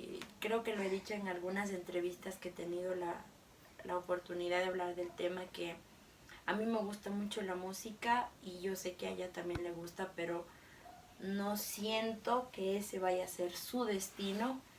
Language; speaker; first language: Spanish; native; Spanish